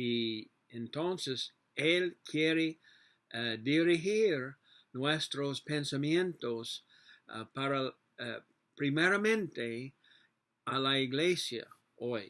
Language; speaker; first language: Spanish; non-native, learner; English